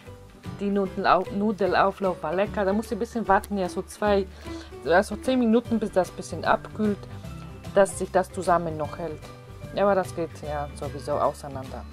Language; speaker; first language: German; non-native, fluent; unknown